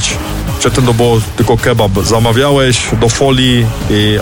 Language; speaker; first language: Polish; early bilingual, heritage; Polish